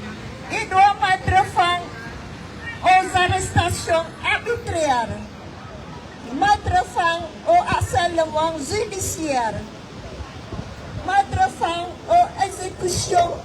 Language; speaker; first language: French; non-native, fluent; Khmer